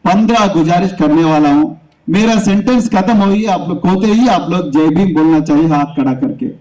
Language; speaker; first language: Hindi; non-native, local second language; Telugu